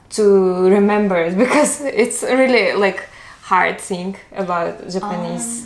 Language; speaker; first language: English; non-native, learner; Russian